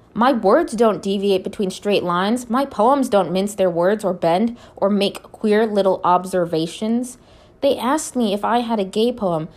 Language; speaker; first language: English; native; English